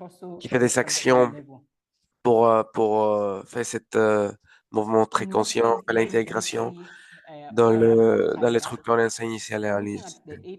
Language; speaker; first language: French; non-native, learner; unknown